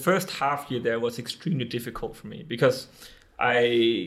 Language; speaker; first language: English; non-native, fluent; Danish